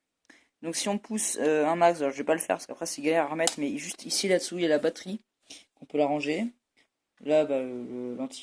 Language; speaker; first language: French; native; French